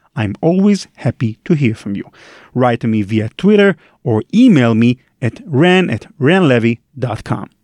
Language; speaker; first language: English; non-native, fluent; Hebrew